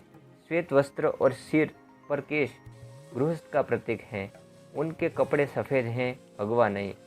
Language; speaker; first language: Hindi; native; Hindi